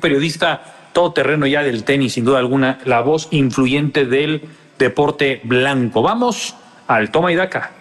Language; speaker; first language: Spanish; native; Spanish